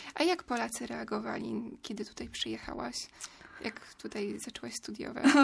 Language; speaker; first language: Polish; native; Polish